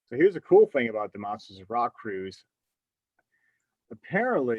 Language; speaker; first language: English; native; English